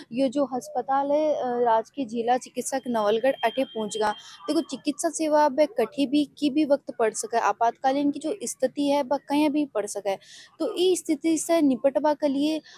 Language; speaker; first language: Hindi; native; Hindi